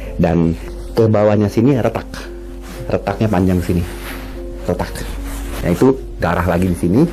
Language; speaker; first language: Indonesian; native; Indonesian